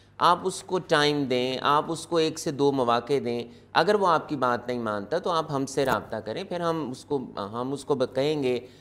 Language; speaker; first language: Urdu; non-native, local second language; Punjabi